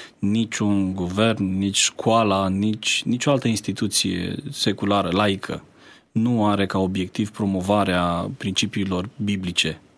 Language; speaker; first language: Romanian; native; Romanian